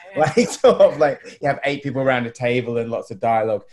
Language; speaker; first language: English; native; English